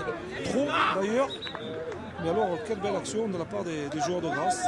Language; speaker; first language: French; native; French